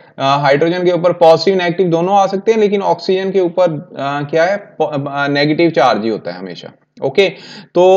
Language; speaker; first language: Hindi; non-native, local second language; Punjabi